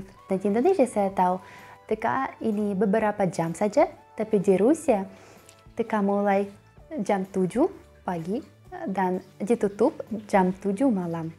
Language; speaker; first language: Indonesian; non-native, learner; Russian